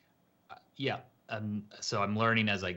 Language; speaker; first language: English; native; English